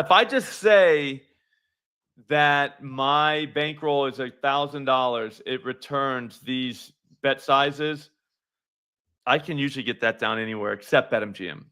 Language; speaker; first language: English; native; English